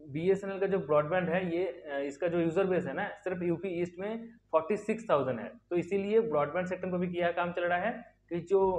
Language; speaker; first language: Hindi; native; Hindi